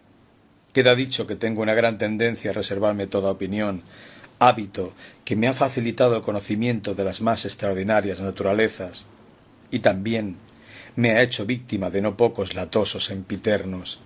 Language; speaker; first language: Spanish; native; Spanish